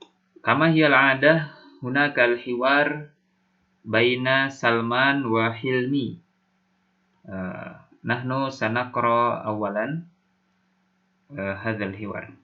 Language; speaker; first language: Arabic; non-native, fluent; Indonesian